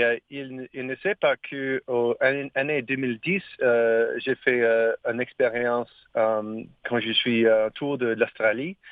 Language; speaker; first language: French; non-native, learner; English